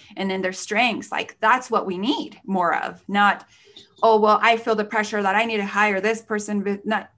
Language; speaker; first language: English; early bilingual, other home language; Spanish